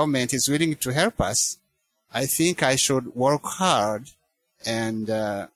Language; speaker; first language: English; non-native, local second language; Kinyarwanda